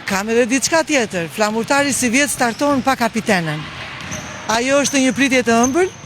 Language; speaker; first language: Albanian; native; Albanian